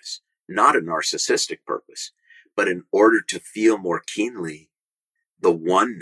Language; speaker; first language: English; native; English